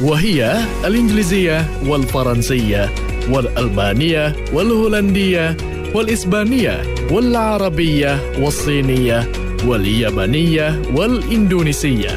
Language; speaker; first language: Arabic; non-native, fluent; Indonesian